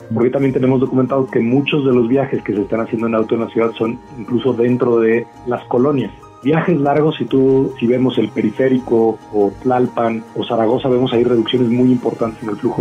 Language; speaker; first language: Spanish; native; Spanish